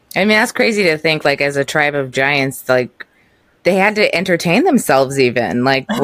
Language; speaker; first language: English; early bilingual, other home language; Norwegian